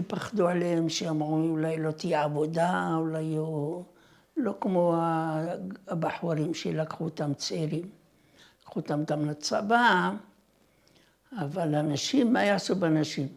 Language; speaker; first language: Hebrew; non-native, fluent; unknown